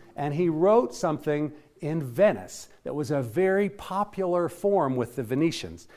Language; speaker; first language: English; native; English